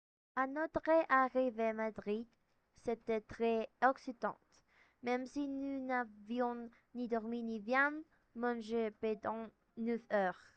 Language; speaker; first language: French; non-native, learner; Spanish